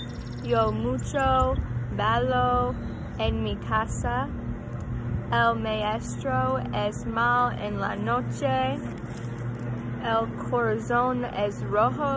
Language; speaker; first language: Spanish; non-native, learner; English